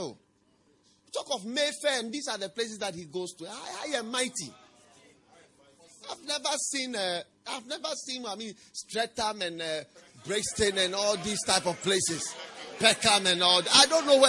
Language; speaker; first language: English; non-native, local second language; Akan